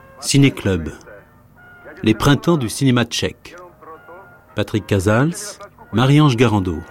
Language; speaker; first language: French; native; French